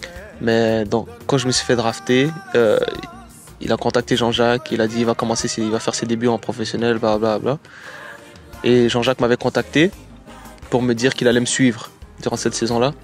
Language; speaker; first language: French; native; French